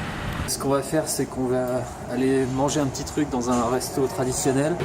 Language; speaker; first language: French; native; French